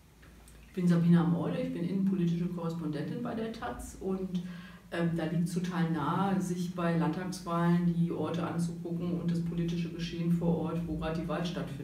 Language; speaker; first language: German; native; German